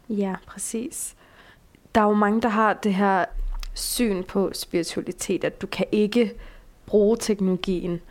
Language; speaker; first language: Danish; early bilingual, other home language; Bulgarian